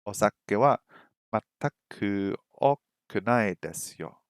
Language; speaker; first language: Japanese; non-native, learner; English